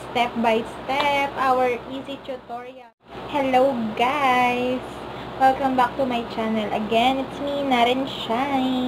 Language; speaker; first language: English; non-native, local second language; Filipino